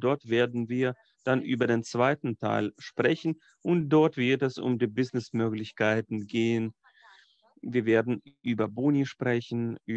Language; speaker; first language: German; non-native, fluent; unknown